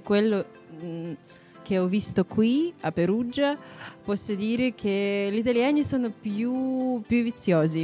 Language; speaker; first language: Italian; non-native, fluent; Russian